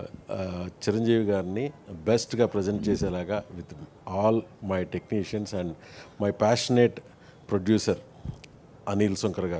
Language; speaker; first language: Telugu; native; Telugu